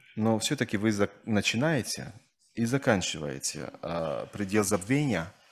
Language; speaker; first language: Russian; non-native, fluent; Slovenian